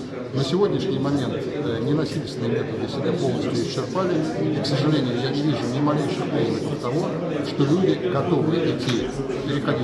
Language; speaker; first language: Russian; native; Russian